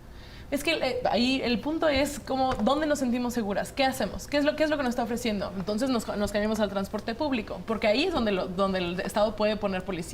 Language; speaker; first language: Spanish; native; Spanish